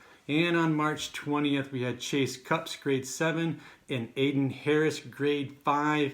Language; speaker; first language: English; native; English